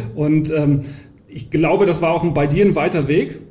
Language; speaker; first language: German; early bilingual, heritage; Polish